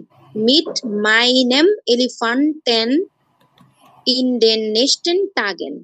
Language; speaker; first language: German; non-native, learner; Bangla